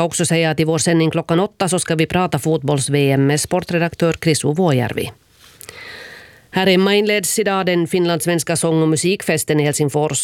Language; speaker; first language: Swedish; native; Swedish